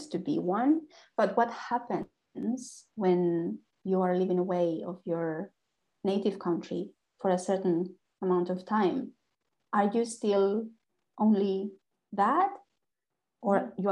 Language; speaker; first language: English; non-native, fluent; Spanish